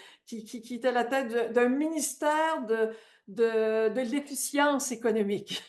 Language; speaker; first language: French; native; French